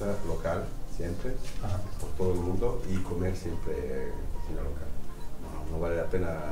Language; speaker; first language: Spanish; non-native, fluent; French